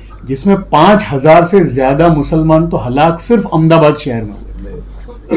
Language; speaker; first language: Hindi; native; Hindi